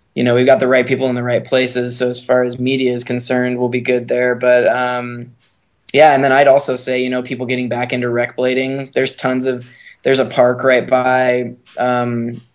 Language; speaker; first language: English; native; English